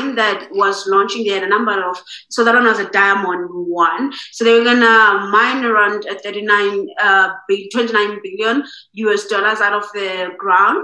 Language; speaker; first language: English; non-native, local second language; Xhosa